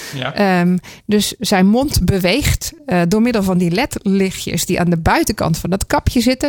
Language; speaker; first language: Dutch; native; Dutch